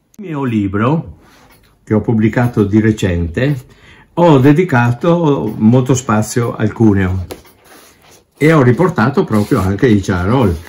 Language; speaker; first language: Italian; non-native, local second language; Ladin